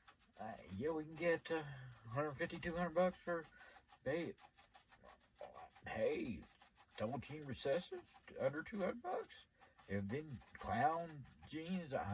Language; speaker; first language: English; native; English